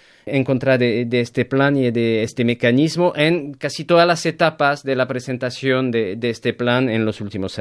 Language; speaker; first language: Spanish; native; Spanish